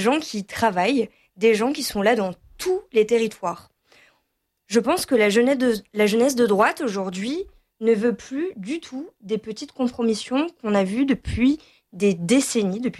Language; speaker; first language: French; native; French